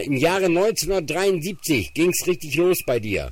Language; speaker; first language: German; native; German